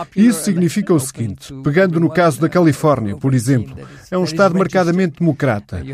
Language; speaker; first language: Portuguese; non-native, fluent; English